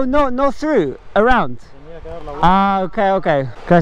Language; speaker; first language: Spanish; non-native, learner; English